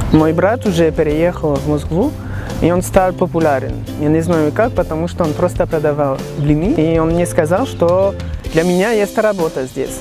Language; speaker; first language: Russian; non-native, fluent; French